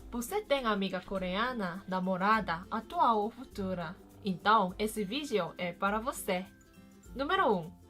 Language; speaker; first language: Portuguese; non-native, fluent; Korean